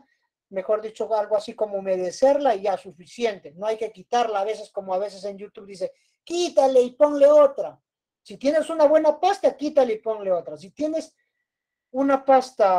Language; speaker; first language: Spanish; native; Spanish